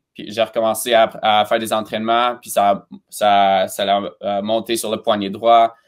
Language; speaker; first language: French; early bilingual, other home language; Romanian